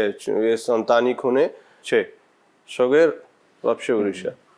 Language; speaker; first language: Armenian; non-native, learner; Punjabi